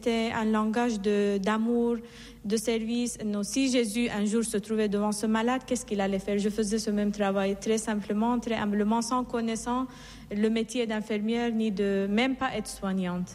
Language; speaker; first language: French; non-native, fluent; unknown